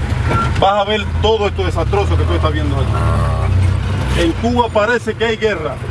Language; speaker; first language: Spanish; native; Spanish